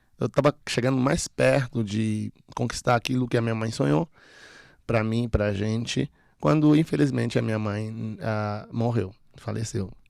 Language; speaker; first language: Portuguese; native; Portuguese